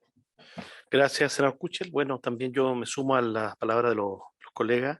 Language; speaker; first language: Spanish; native; Spanish